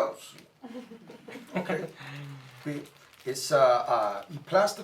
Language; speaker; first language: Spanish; non-native, learner; English